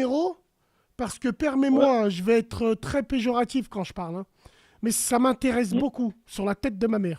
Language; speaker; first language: French; native; French